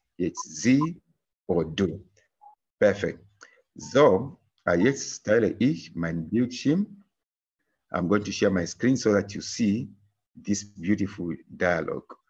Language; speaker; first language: English; non-native, local second language; Bemba